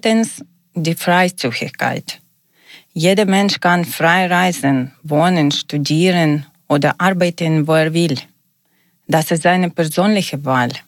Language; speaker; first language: German; non-native, learner; Ukrainian